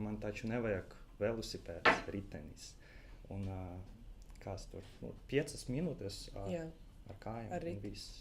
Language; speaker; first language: Latvian; non-native, local second language; Russian